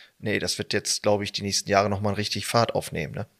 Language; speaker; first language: German; native; German